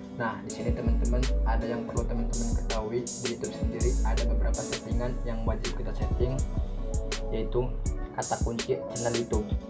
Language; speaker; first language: Indonesian; native; Indonesian